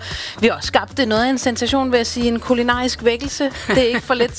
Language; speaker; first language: Danish; native; Danish